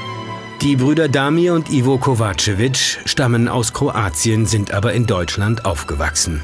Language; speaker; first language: German; native; German